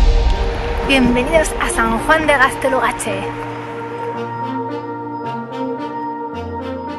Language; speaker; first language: Spanish; native; Spanish